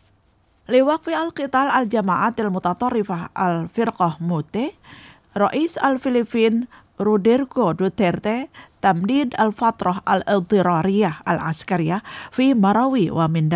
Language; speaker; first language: Arabic; non-native, fluent; Indonesian